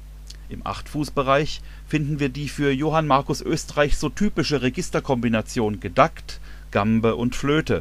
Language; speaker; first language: German; native; German